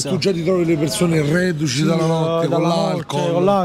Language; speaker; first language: Italian; native; Italian